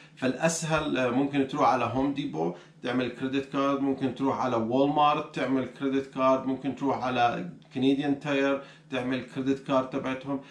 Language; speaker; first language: Arabic; native; Arabic